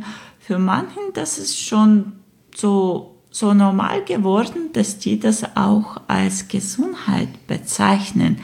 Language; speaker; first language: German; non-native, fluent; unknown